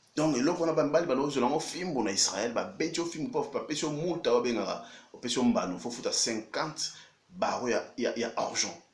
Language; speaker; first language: French; non-native, local second language; Lingala